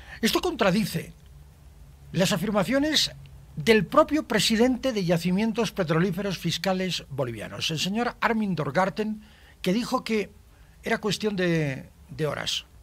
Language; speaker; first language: Spanish; native; Spanish